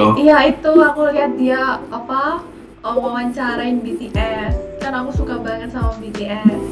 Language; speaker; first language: Indonesian; native; Indonesian